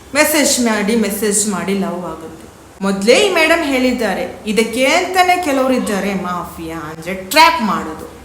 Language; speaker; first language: Kannada; native; Kannada